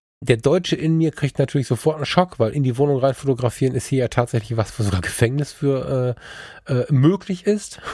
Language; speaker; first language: German; early bilingual, other home language; Turkish